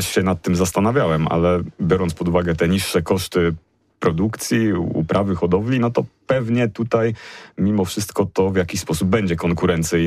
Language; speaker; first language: Polish; native; Polish